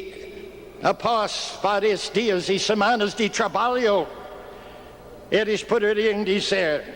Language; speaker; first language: Portuguese; non-native, fluent; English